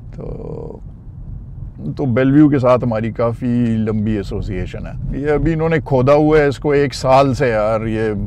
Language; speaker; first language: Urdu; non-native, local second language; Pashto